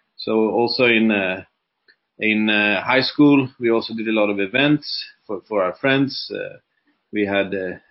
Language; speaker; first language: English; non-native, fluent; Swedish